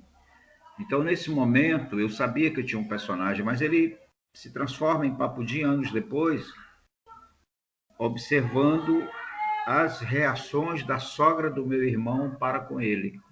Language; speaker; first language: Portuguese; native; Portuguese